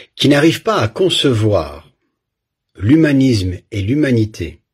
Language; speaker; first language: French; native; French